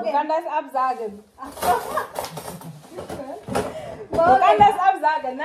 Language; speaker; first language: German; non-native, learner; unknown